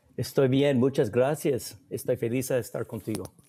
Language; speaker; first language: Spanish; non-native, learner; English